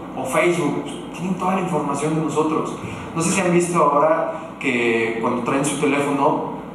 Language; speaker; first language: Spanish; native; Spanish